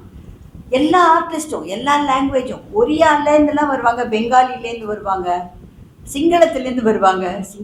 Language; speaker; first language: Tamil; native; Tamil